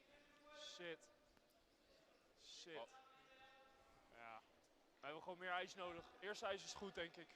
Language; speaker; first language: Dutch; native; Dutch